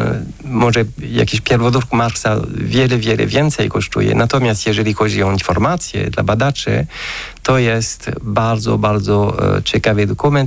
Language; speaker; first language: Polish; non-native, fluent; French